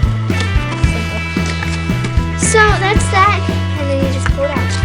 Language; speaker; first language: English; native; English